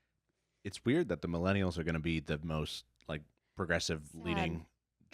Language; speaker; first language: English; native; English